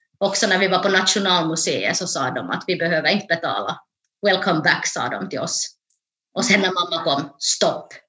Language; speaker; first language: Swedish; native; Swedish